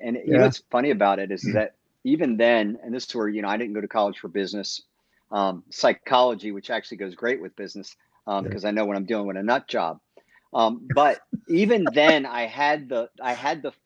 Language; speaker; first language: English; native; English